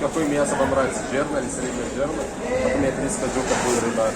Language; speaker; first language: Russian; non-native, learner; Arabic